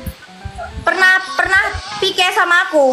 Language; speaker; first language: Indonesian; native; Indonesian